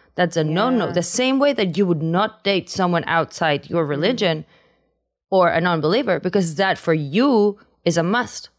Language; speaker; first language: English; non-native, fluent; Spanish